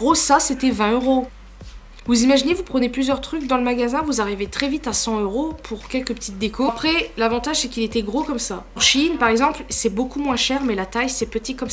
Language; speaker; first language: French; native; French